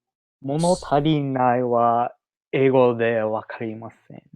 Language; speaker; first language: Japanese; non-native, learner; English